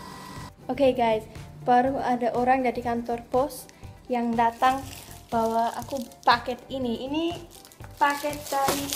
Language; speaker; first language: Indonesian; early bilingual, other home language; English